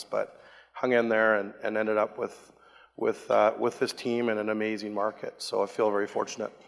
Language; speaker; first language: English; native; English